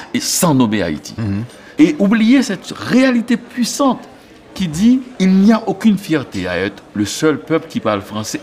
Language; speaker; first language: French; non-native, local second language; Haitian Creole